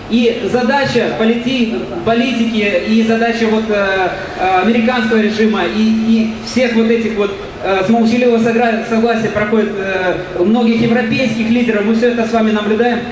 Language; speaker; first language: Russian; native; Russian